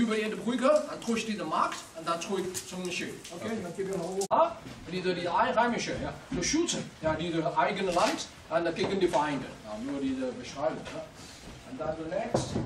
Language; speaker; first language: German; non-native, learner; Chinese